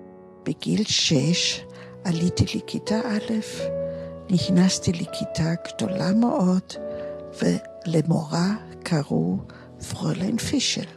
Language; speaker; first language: Hebrew; non-native, fluent; German